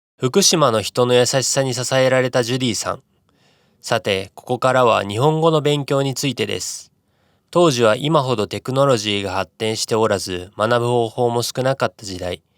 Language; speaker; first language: Japanese; native; Japanese